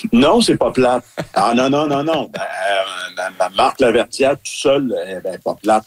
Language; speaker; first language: French; native; French